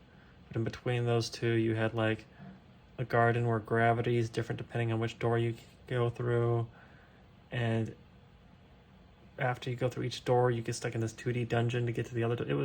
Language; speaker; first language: English; native; English